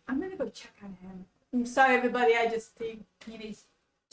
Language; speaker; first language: English; native; English